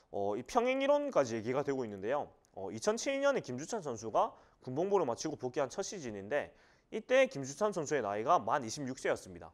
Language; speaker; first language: Korean; native; Korean